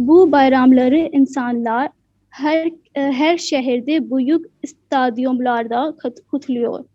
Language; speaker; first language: Turkish; non-native, learner; Urdu